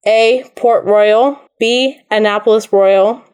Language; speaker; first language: English; native; English